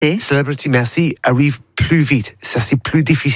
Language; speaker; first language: French; non-native, learner; English